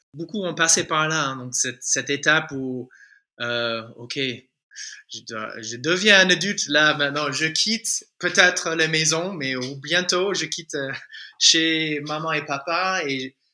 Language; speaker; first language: French; non-native, fluent; English